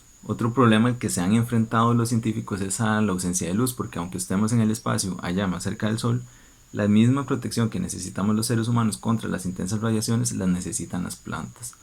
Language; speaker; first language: Spanish; native; Spanish